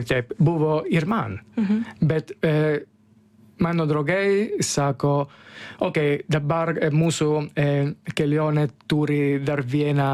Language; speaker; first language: Lithuanian; non-native, learner; Italian